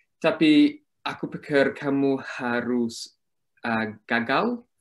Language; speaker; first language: Indonesian; non-native, learner; English